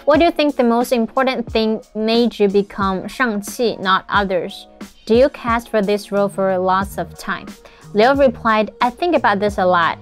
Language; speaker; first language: English; non-native, fluent; Chinese